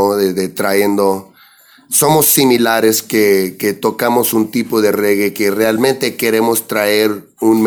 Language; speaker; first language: Spanish; early bilingual, heritage; English